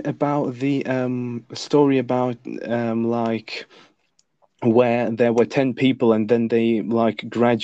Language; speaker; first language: English; non-native, fluent; Lithuanian